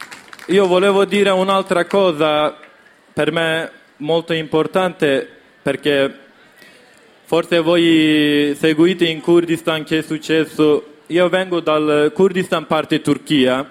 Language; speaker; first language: Italian; non-native, learner; Kurdish